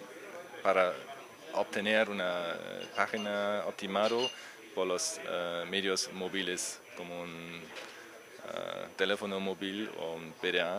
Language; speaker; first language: Spanish; non-native, learner; German